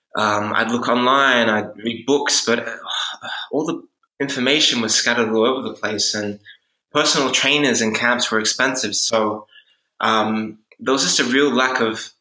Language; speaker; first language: English; native; English